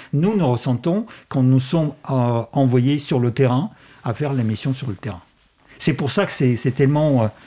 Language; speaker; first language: French; non-native, fluent; Russian